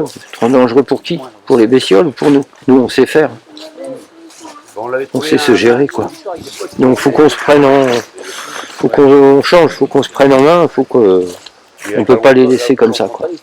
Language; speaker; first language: French; native; French